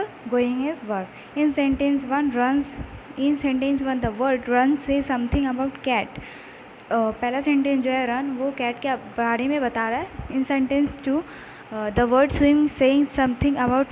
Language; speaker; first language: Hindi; native; Hindi